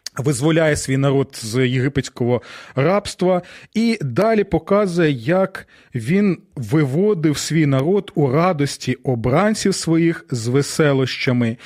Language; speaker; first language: Ukrainian; non-native, local second language; Russian